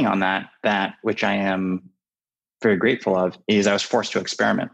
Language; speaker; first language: English; native; English